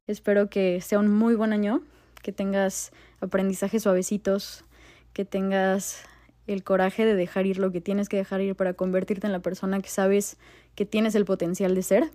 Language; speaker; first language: Spanish; native; Spanish